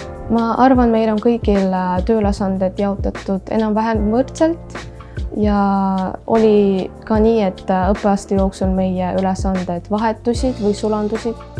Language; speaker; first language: Estonian; non-native, local second language; Russian